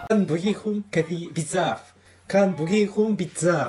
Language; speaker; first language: Arabic; non-native, learner; Korean